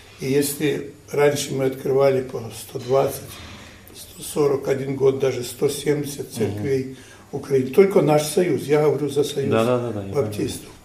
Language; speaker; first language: Russian; non-native, fluent; Ukrainian